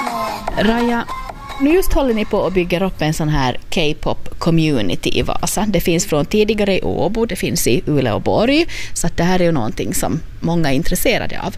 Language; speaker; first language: Swedish; native; Swedish